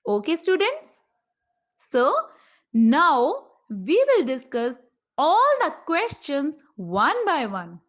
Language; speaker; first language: English; non-native, local second language; Punjabi